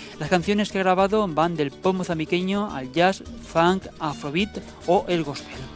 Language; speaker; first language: Spanish; native; Spanish